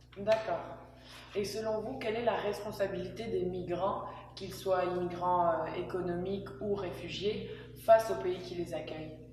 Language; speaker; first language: French; native; French